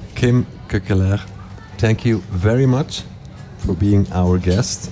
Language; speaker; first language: English; non-native, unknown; German